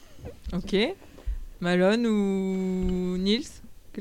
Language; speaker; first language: French; native; French